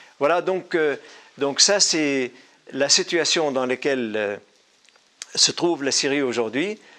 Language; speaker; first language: French; non-native, fluent; Arabic